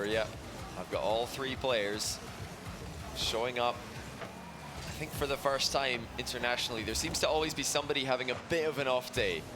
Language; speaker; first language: English; native; English